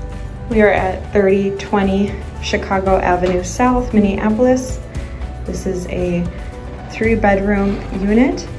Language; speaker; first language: English; native; English